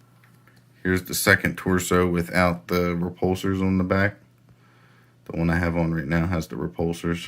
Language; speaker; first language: English; native; English